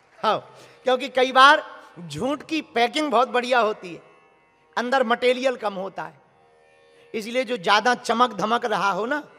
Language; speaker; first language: Hindi; native; Hindi